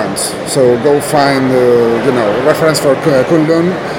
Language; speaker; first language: English; non-native, fluent; Spanish